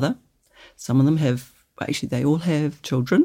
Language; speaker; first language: English; native; English